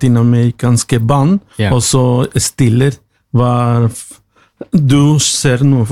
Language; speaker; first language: Norwegian; non-native, learner; Spanish